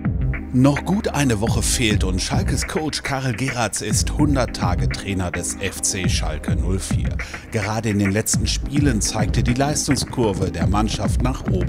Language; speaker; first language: German; native; German